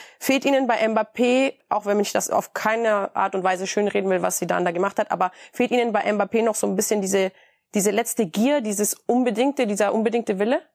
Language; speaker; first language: German; native; German